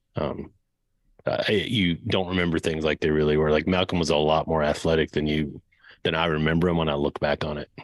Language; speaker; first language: English; native; English